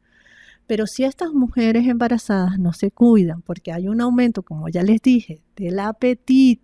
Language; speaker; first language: Spanish; native; Spanish